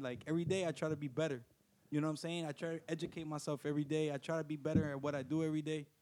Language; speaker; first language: English; early bilingual, other home language; Spanish